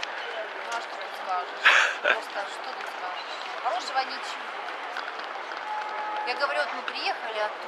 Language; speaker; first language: Russian; native; Russian